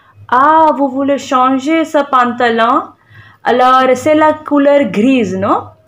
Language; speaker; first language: French; non-native, fluent; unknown